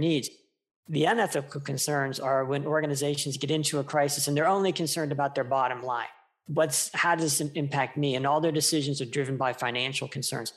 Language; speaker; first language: English; native; English